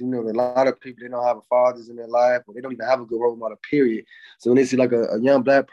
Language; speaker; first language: English; native; English